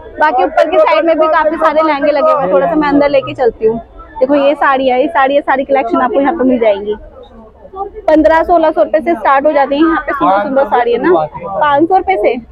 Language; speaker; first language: Hindi; native; Hindi